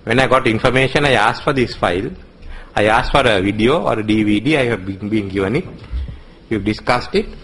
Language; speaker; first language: English; non-native, local second language; Sinhala